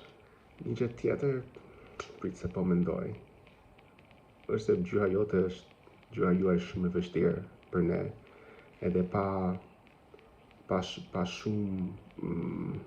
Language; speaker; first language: Albanian; non-native, learner; English